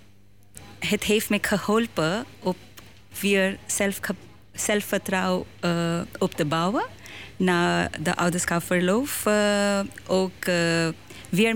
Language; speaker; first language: Dutch; non-native, learner; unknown